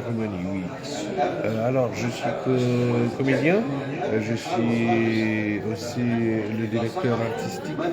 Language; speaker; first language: French; non-native, learner; Romanian